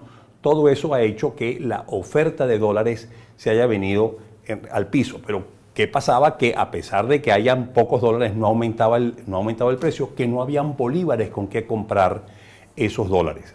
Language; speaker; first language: Spanish; native; Spanish